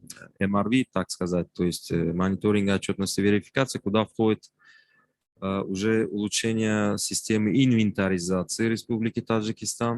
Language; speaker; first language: Russian; non-native, local second language; Tajik